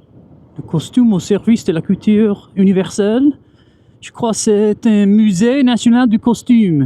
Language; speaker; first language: French; non-native, fluent; English